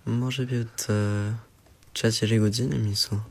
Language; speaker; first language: Bulgarian; early bilingual, heritage; Bulgarian